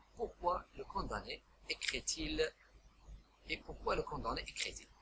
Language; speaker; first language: French; non-native, local second language; Arabic